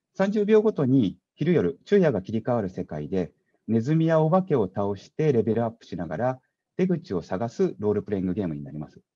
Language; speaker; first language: Japanese; native; Japanese